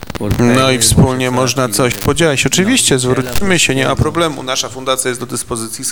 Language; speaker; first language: Polish; native; Polish